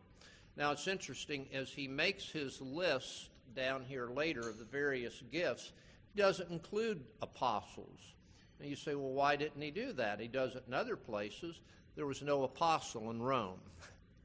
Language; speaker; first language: English; native; English